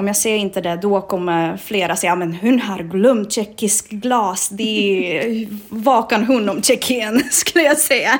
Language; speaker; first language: Swedish; non-native, fluent; Czech